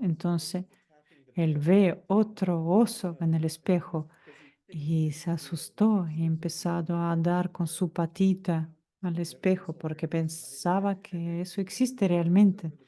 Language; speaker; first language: Spanish; non-native, fluent; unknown